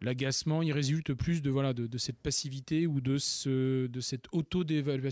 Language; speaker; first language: French; native; French